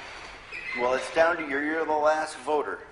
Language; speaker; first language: English; native; English